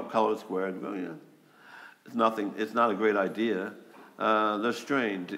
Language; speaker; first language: English; native; English